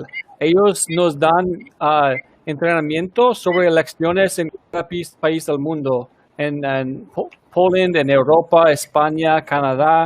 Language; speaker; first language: Spanish; early bilingual, heritage; Spanish